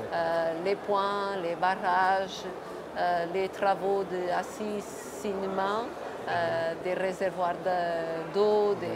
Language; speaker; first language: French; non-native, fluent; Portuguese